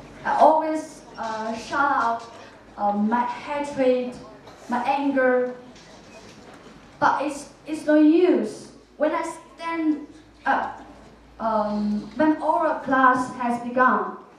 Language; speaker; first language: English; non-native, learner; Chinese